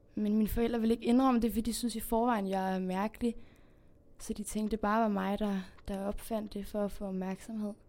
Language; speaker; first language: Danish; early bilingual, heritage; Spanish